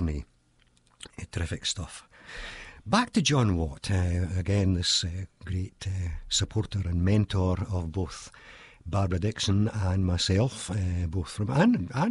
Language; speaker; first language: English; native; English